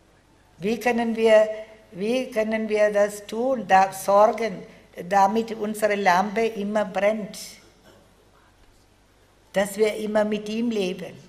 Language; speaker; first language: German; non-native, fluent; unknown